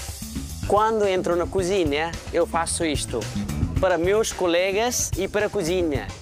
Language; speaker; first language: Portuguese; non-native, learner; Nepali